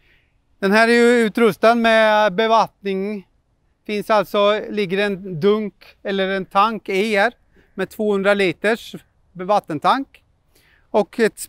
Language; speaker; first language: Swedish; native; Swedish